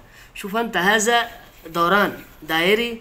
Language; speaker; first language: Arabic; non-native, learner; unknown